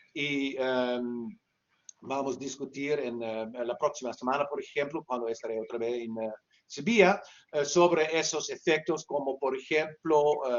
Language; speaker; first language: Spanish; non-native, learner; Dutch